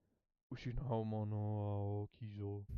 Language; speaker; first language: Japanese; non-native, learner; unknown